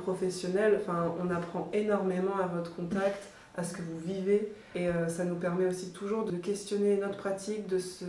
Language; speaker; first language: French; native; French